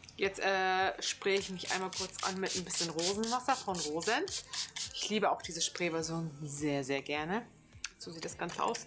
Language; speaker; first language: German; early bilingual, other home language; Turkish